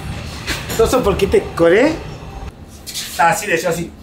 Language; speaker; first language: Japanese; non-native, learner; Spanish